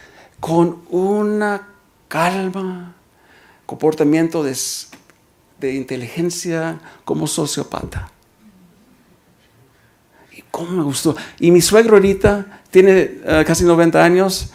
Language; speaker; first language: Spanish; early bilingual, heritage; Spanish